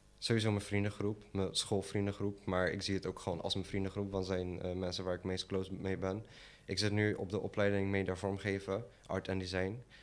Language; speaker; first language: Dutch; early bilingual, other home language; Polish